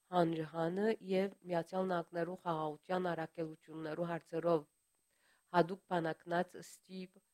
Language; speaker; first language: Armenian; early bilingual, heritage; Armenian